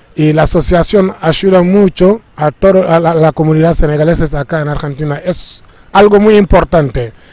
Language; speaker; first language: Spanish; non-native, fluent; Wolof